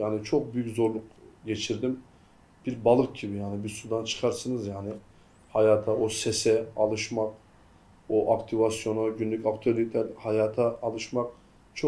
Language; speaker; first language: Turkish; native; Turkish